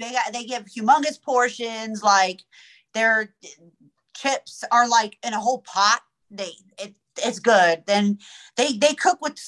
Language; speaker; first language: English; early bilingual, other home language; Persian